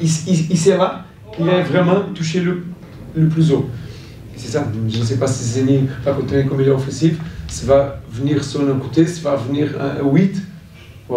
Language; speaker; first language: French; non-native, fluent; Portuguese